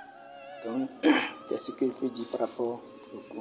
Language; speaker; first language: French; non-native, local second language; Fon